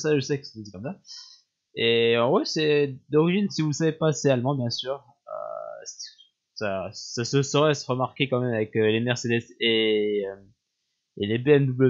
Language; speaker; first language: French; native; French